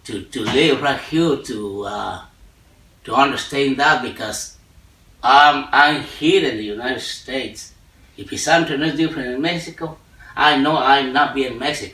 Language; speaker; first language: English; non-native, learner; Spanish